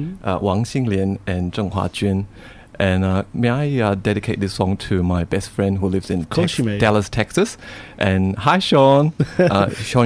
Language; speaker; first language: English; non-native, local second language; Cantonese